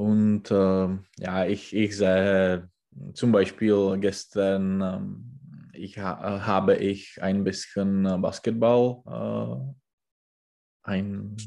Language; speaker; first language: German; non-native, learner; Czech